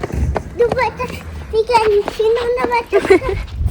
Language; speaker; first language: German; early bilingual, other home language; Telugu